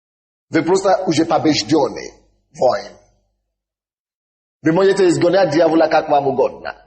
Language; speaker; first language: Russian; non-native, fluent; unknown